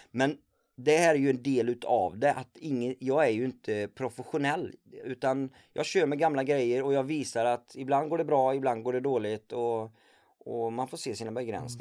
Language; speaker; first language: Swedish; native; Swedish